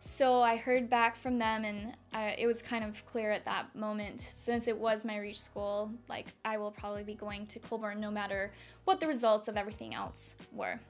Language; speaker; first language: English; native; English